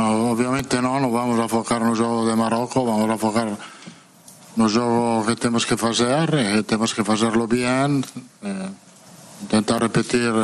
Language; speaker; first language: Portuguese; non-native, fluent; Italian